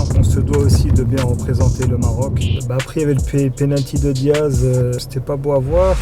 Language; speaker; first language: French; early bilingual, other home language; Arabic